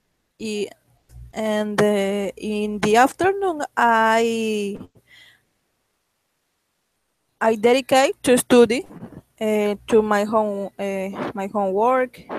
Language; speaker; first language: English; non-native, learner; Spanish